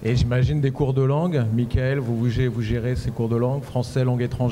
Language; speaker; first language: French; native; French